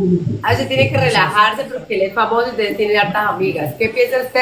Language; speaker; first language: Spanish; native; Spanish